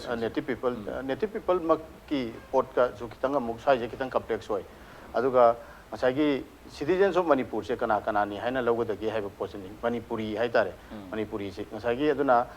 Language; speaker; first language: Manipuri; native; Manipuri